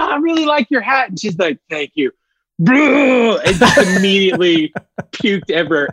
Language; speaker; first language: English; native; English